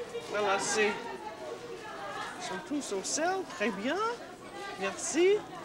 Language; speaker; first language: French; non-native, fluent; English